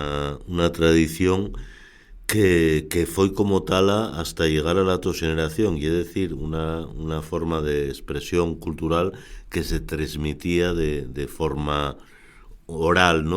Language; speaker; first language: Spanish; native; Spanish